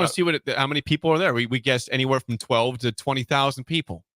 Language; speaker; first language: English; native; English